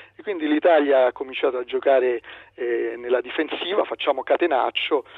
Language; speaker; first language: Italian; native; Italian